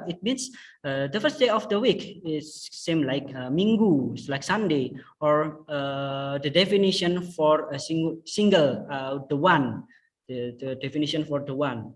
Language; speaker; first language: English; non-native, fluent; Indonesian